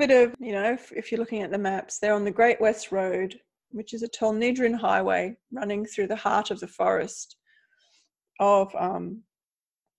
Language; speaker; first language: English; native; English